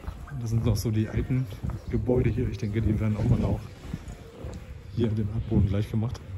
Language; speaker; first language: German; native; German